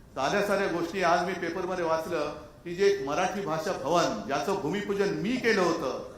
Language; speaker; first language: Marathi; native; Marathi